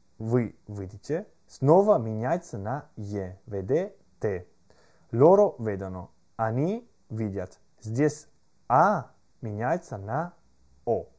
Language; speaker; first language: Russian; non-native, fluent; Italian